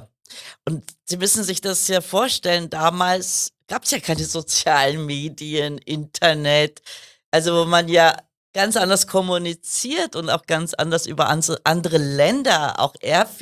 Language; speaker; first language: German; early bilingual, other home language; Kurdish